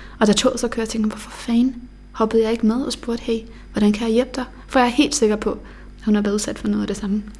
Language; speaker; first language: Danish; early bilingual, other home language; Bosnian